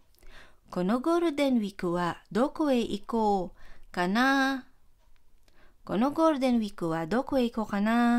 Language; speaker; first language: Japanese; non-native, fluent; Filipino